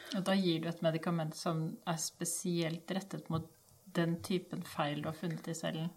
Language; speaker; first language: Norwegian; native; Norwegian